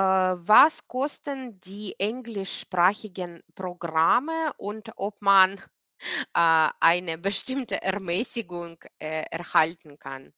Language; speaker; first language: German; non-native, fluent; Ukrainian